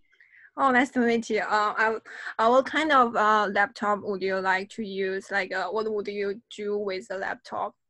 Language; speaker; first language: English; non-native, fluent; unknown